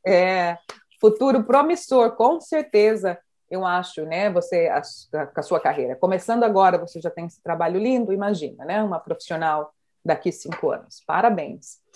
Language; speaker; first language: Portuguese; native; Portuguese